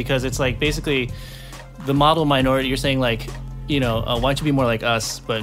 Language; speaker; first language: English; native; English